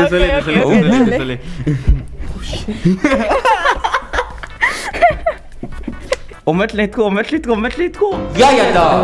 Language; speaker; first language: French; non-native, local second language; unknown